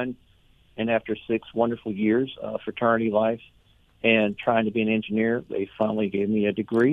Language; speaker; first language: English; native; English